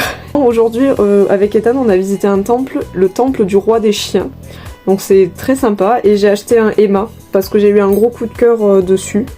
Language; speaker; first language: French; native; French